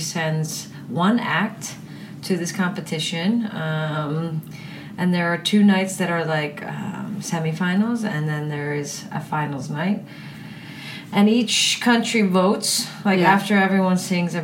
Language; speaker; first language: English; early bilingual, other home language; Icelandic